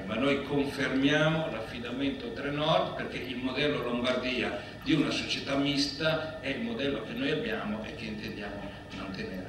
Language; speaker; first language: Italian; native; Italian